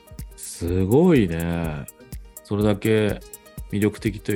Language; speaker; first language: Japanese; native; Japanese